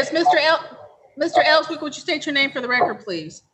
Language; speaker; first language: English; native; English